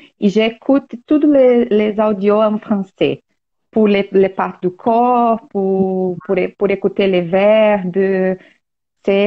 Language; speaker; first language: French; non-native, learner; Portuguese